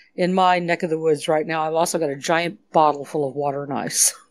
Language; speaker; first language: English; native; English